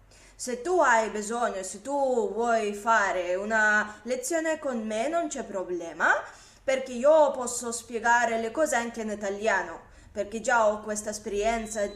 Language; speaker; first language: Italian; non-native, fluent; Russian